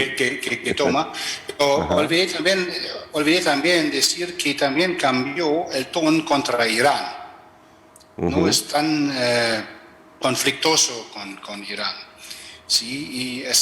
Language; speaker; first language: Spanish; non-native, fluent; German